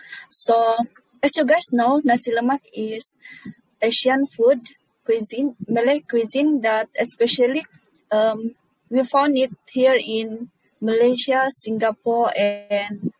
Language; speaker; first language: English; non-native, local second language; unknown